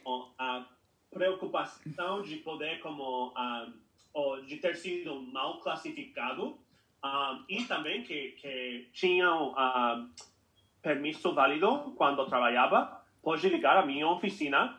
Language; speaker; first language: Portuguese; non-native, fluent; English